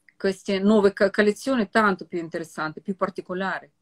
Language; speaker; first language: Italian; non-native, fluent; Russian